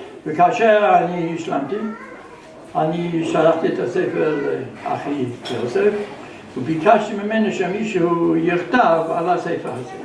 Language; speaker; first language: Hebrew; non-native, fluent; German